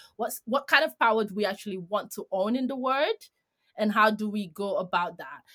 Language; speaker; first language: English; non-native, fluent; Greek